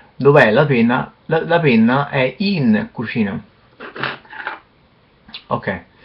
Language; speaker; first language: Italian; non-native, fluent; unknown